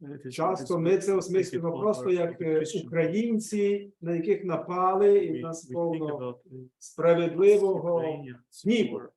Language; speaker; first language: Ukrainian; native; Ukrainian